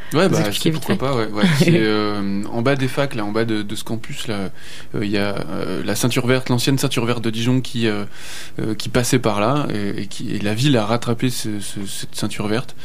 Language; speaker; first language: French; native; French